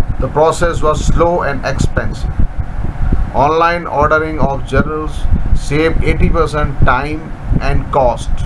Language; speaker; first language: English; non-native, local second language; Hindi